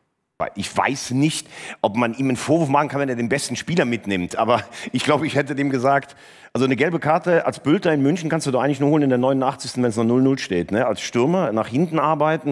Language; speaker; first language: German; native; German